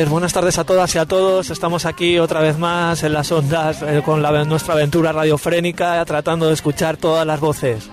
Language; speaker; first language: Spanish; native; Spanish